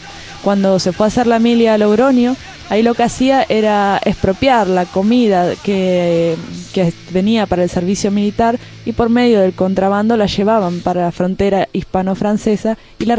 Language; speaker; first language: Spanish; native; Spanish